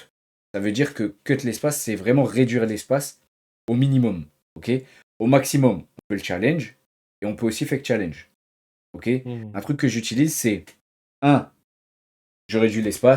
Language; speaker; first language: French; native; French